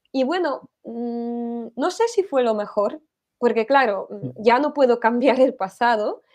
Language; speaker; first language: Spanish; non-native, fluent; Polish